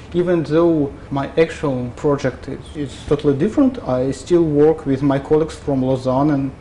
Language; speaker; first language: English; non-native, fluent; Russian